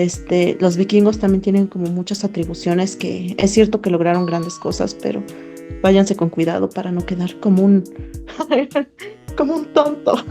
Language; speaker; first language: Spanish; native; Spanish